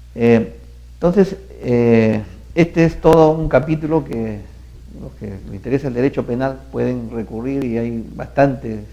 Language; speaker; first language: Spanish; native; Spanish